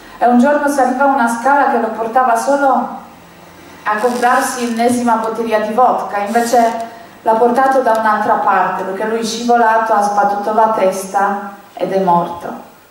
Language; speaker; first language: Italian; non-native, fluent; Polish